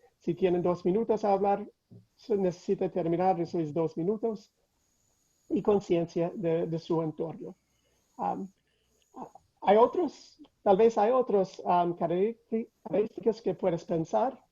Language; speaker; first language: Spanish; non-native, fluent; English